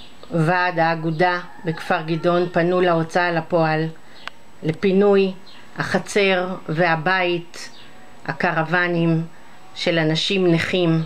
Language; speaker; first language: Hebrew; native; Hebrew